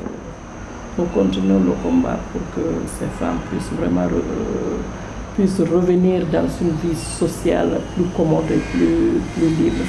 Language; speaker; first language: French; non-native, local second language; Fula